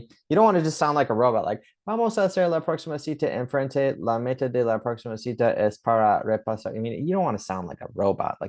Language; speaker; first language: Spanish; early bilingual, heritage; English